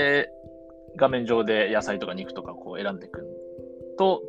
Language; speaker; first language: Japanese; native; Japanese